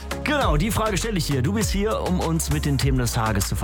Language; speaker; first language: German; native; German